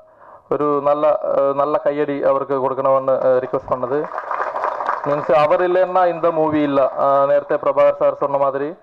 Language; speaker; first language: Tamil; non-native, learner; Malayalam